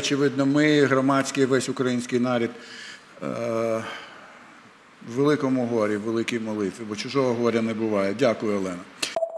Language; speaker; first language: Ukrainian; native; Ukrainian